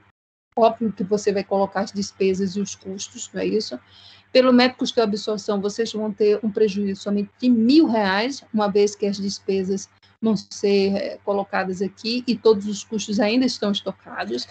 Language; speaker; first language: Portuguese; native; Portuguese